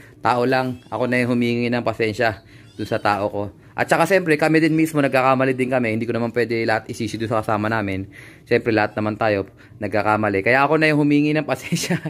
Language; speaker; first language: Filipino; native; Filipino